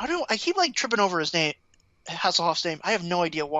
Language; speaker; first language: English; native; English